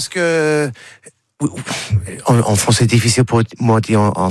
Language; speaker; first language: French; non-native, learner; English